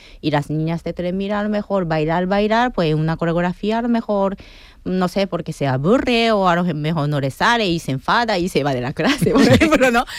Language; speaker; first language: Spanish; non-native, fluent; Japanese